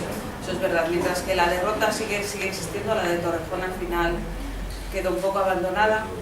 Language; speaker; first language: Spanish; native; Spanish